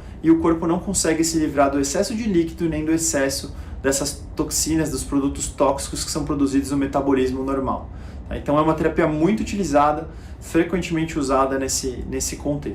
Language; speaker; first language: Portuguese; native; Portuguese